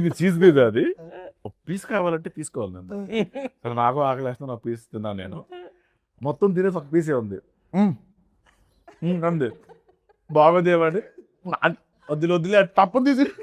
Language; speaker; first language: Telugu; native; Telugu